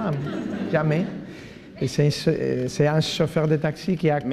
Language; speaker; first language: French; non-native, fluent; Spanish